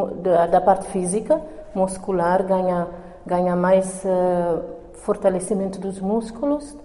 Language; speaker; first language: Portuguese; non-native, local second language; Kabuverdianu